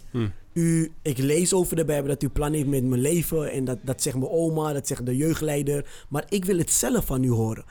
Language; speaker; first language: Dutch; early bilingual, other home language; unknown